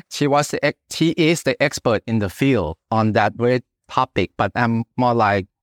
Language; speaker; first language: English; non-native, fluent; Thai